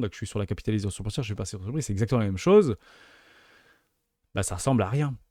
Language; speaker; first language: French; native; French